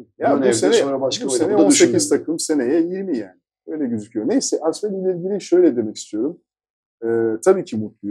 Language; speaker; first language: Turkish; non-native, fluent; French